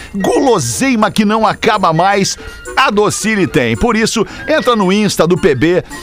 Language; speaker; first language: Portuguese; native; Portuguese